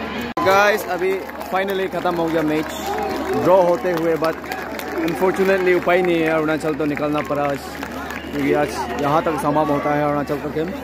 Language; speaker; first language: Hindi; native; Hindi